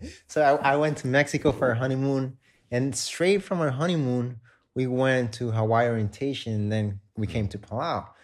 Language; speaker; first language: English; non-native, fluent; Spanish